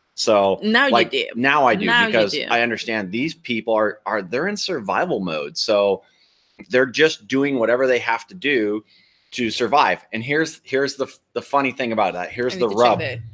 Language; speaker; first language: English; native; English